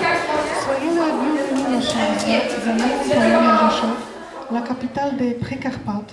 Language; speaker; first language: French; non-native, fluent; Polish